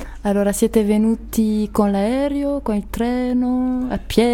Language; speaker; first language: Italian; non-native, learner; French